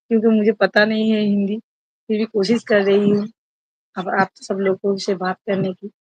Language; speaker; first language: Hindi; non-native, local second language; Bangla